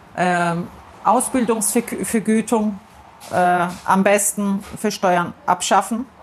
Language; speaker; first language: German; non-native, fluent; Turkish